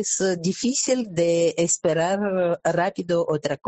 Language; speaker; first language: Spanish; non-native, fluent; Russian